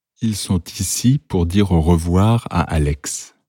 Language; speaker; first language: French; non-native, learner; Russian